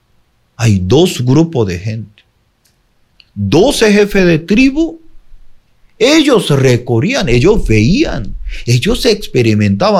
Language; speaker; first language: Spanish; non-native, fluent; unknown